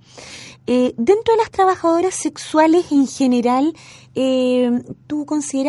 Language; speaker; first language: Spanish; native; Spanish